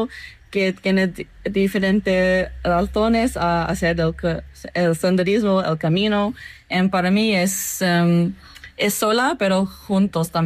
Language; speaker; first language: Spanish; non-native, fluent; English